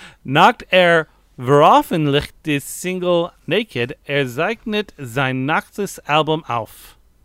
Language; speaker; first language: German; non-native, learner; English